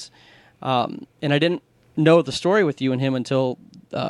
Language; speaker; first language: English; native; English